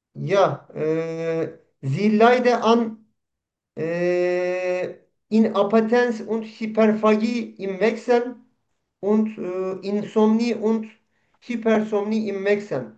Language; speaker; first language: German; non-native, learner; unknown